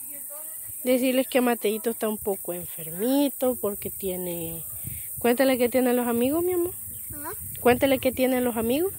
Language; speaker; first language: Spanish; native; Spanish